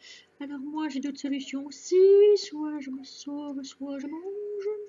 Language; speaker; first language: French; native; French